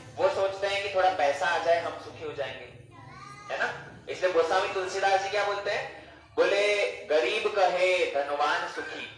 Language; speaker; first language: Hindi; non-native, fluent; English